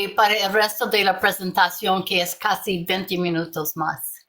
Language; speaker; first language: Spanish; non-native, learner; English